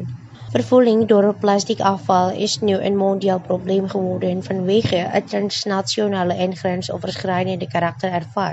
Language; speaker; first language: Dutch; non-native, fluent; Indonesian